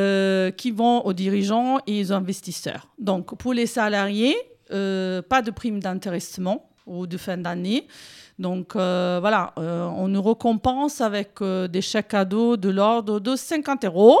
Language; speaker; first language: French; native; French